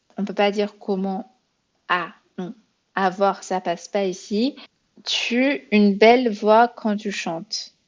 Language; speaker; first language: French; non-native, fluent; Persian